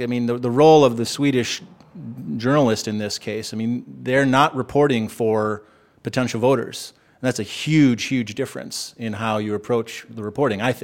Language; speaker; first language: English; native; English